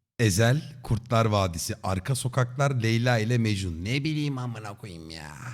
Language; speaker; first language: Turkish; native; Turkish